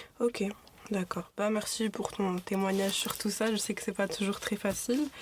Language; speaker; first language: French; native; French